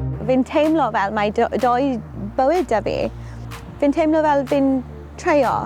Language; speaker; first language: Welsh; non-native, local second language; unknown